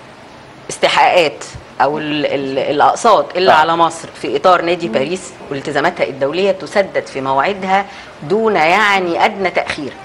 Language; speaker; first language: Arabic; native; Arabic